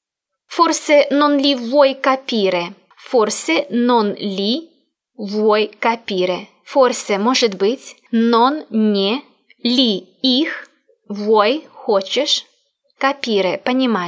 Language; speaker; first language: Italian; non-native, fluent; Russian